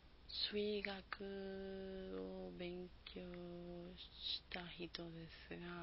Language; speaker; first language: Japanese; non-native, learner; Spanish